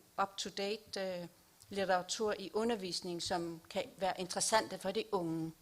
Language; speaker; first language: Danish; non-native, local second language; Kalaallisut